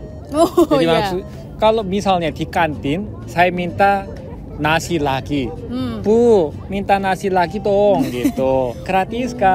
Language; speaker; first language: Indonesian; non-native, fluent; Korean